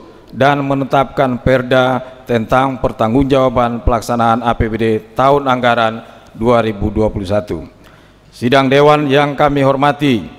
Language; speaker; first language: Indonesian; native; Indonesian